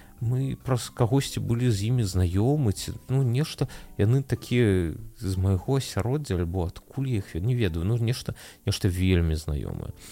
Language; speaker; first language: Belarusian; non-native, local second language; Russian